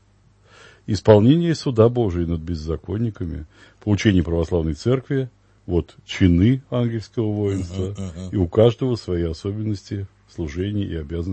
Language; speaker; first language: Russian; native; Russian